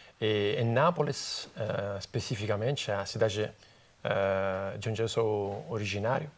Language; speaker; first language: Portuguese; non-native, fluent; Italian